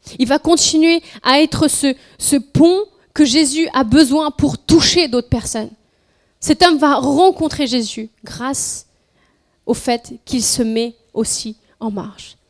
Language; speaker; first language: French; non-native, fluent; Spanish